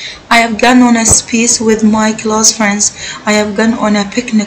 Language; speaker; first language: English; non-native, fluent; Arabic